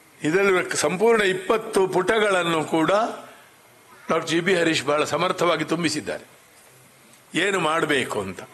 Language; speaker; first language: Kannada; non-native, local second language; Marathi